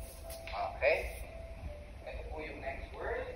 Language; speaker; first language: Filipino; native; Filipino